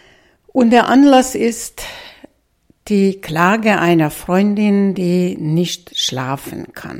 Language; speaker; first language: German; non-native, fluent; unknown